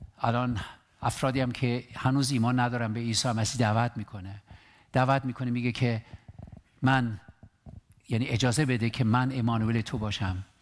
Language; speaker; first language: Persian; non-native, local second language; Armenian